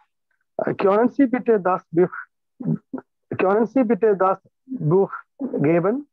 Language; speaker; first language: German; non-native, learner; Malayalam